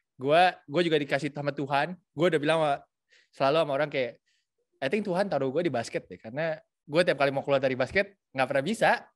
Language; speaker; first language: Indonesian; native; Indonesian